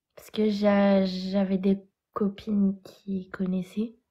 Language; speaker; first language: French; native; French